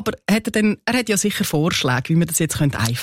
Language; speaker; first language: German; native; German